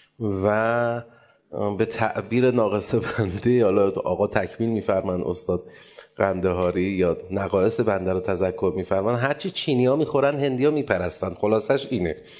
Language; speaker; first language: Persian; native; Persian